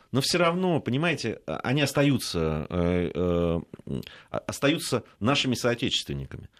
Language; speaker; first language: Russian; native; Russian